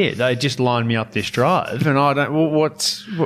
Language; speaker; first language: English; native; English